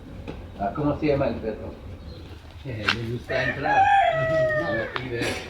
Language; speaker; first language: Spanish; non-native, learner; French